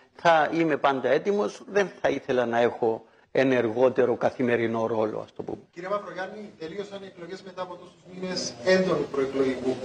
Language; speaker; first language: Greek; native; Greek